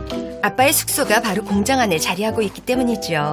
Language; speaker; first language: Korean; native; Korean